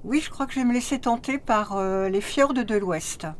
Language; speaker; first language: French; native; French